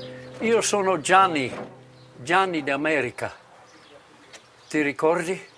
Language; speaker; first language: Italian; non-native, learner; Czech